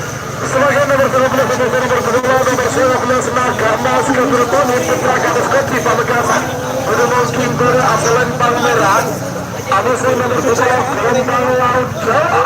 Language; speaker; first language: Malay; non-native, local second language; Madurese